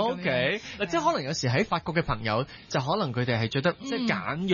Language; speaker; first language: Cantonese; native; Cantonese